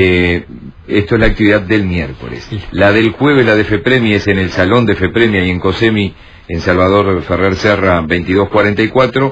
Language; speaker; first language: Spanish; native; Spanish